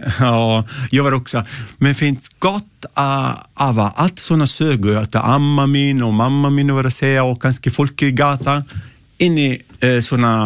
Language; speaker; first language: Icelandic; non-native, learner; Italian